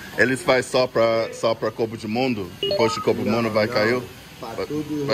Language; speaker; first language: Portuguese; non-native, learner; English